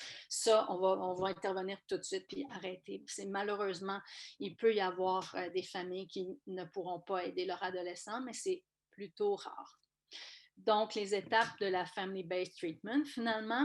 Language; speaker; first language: French; native; French